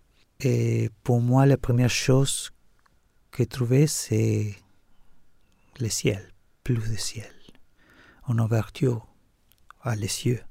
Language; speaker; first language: French; non-native, learner; Spanish